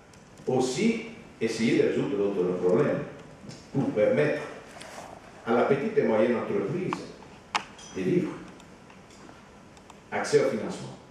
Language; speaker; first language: French; non-native, fluent; Italian